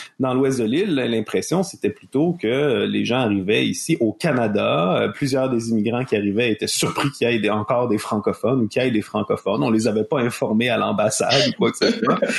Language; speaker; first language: French; native; French